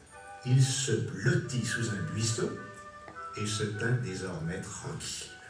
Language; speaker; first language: French; native; French